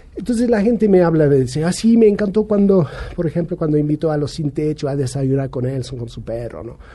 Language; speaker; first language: Spanish; non-native, fluent; English